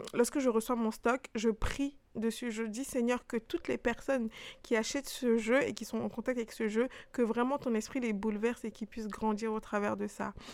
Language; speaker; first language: French; early bilingual, other home language; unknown